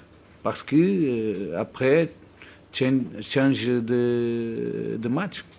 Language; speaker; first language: French; non-native, learner; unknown